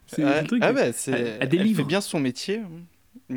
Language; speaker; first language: French; native; French